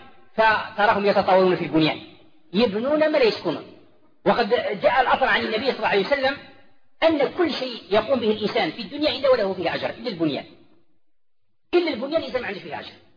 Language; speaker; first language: Arabic; native; Arabic